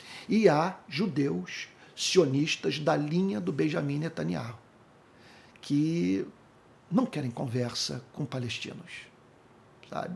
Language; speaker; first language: Portuguese; native; Portuguese